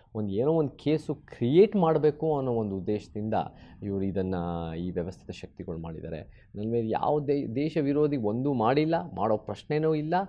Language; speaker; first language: Kannada; early bilingual, heritage; Kannada